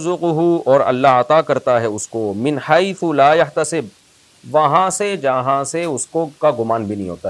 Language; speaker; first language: Urdu; native; Urdu